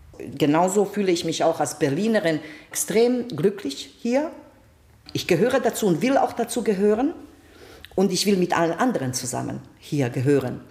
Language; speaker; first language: German; non-native, fluent; Bosnian